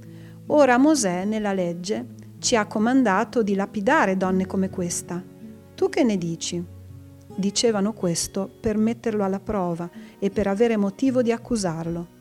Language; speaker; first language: Italian; native; Italian